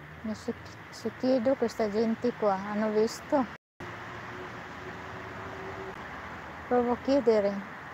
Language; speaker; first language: Italian; non-native, fluent; Filipino